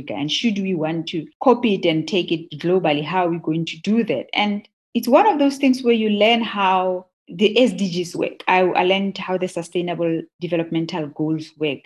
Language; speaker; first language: English; non-native, local second language; Tswana